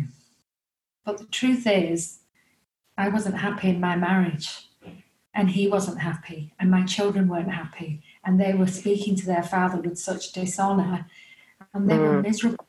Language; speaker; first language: English; native; English